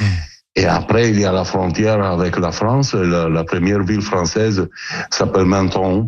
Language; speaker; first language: French; non-native, learner; Italian